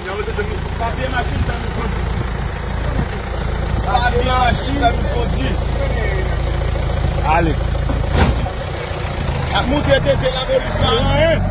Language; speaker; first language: French; non-native, local second language; Haitian Creole